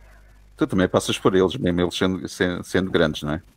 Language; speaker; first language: Portuguese; native; Portuguese